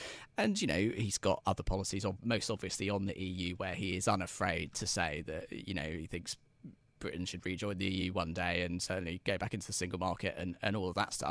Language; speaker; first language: English; native; English